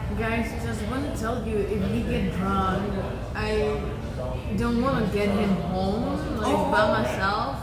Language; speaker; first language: English; non-native, fluent; Czech